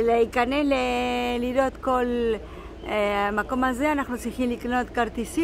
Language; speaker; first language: Hebrew; non-native, learner; Spanish